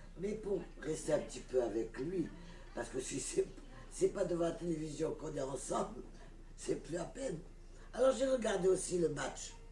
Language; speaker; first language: French; native; French